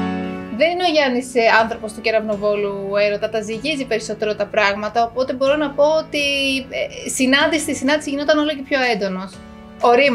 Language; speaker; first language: Greek; native; Greek